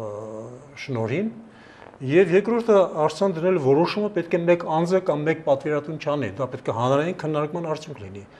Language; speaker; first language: Armenian; native; Armenian